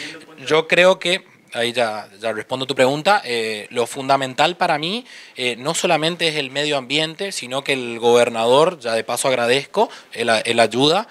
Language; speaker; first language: Spanish; native; Spanish